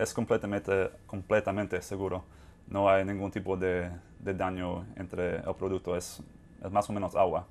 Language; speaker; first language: Spanish; non-native, fluent; English